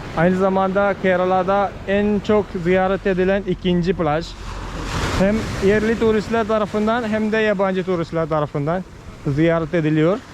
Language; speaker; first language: Turkish; non-native, fluent; Malayalam